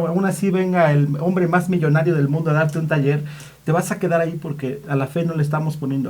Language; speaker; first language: Spanish; native; Spanish